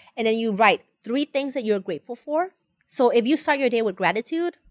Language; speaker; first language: English; non-native, fluent; Spanish